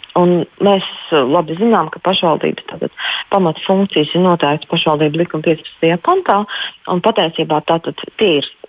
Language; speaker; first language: Latvian; native; Latvian